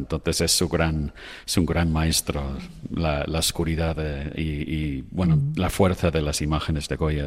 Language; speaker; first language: Spanish; non-native, fluent; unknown